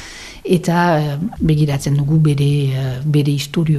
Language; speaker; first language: Basque; non-native, local second language; French